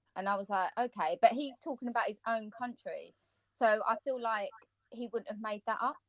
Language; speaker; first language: English; non-native, fluent; Bulgarian